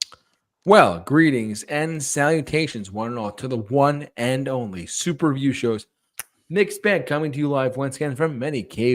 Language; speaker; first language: English; native; English